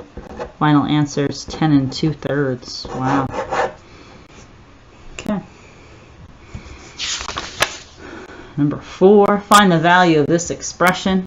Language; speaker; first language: English; native; English